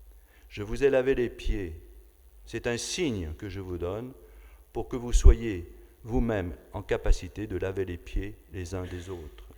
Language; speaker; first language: French; native; French